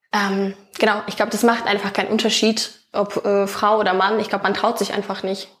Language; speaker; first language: German; non-native, fluent; Ukrainian